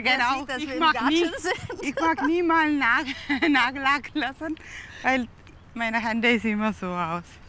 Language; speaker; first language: German; non-native, learner; Tamil